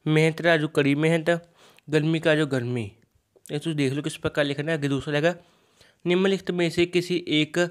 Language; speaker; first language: Hindi; non-native, local second language; Punjabi